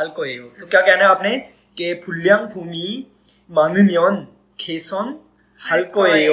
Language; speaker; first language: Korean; non-native, learner; Urdu